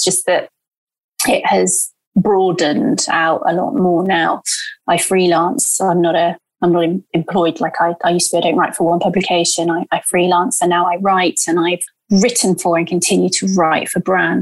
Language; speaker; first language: English; early bilingual, other home language; Portuguese